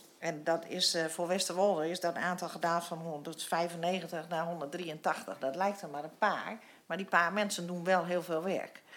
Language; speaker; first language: Dutch; native; Dutch